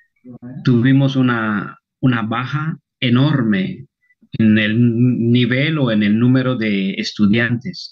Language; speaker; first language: Spanish; non-native, local second language; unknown